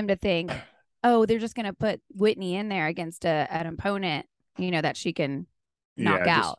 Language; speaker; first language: English; native; English